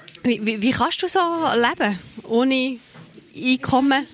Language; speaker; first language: German; native; German